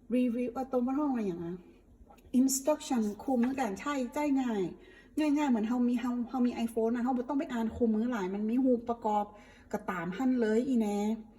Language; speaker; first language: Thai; native; Thai